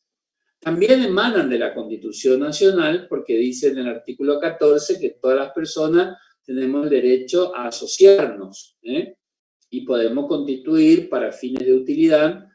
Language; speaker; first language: Spanish; native; Spanish